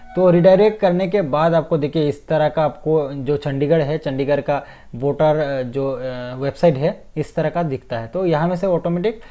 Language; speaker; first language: Hindi; non-native, fluent; Bangla